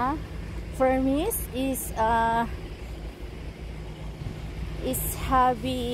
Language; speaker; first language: German; non-native, learner; Filipino